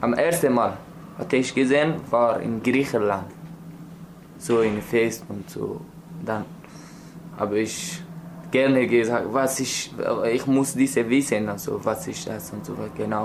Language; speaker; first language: German; non-native, learner; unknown